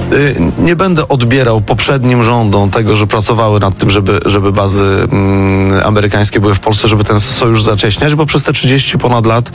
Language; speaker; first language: Polish; native; Polish